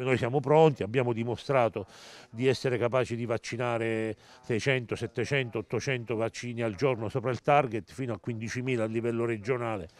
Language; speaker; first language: Italian; native; Italian